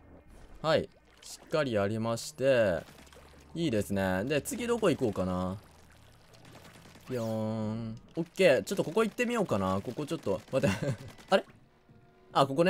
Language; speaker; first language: Japanese; native; Japanese